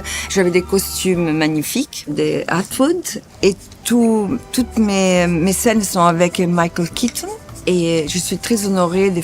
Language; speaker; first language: French; non-native, fluent; Italian